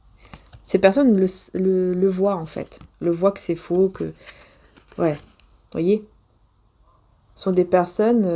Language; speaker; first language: French; native; French